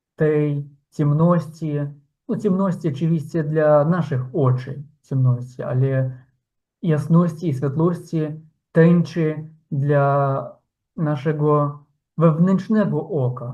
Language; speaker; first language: Polish; non-native, fluent; Ukrainian